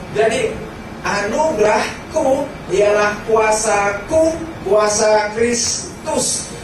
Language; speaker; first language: Indonesian; early bilingual, heritage; Indonesian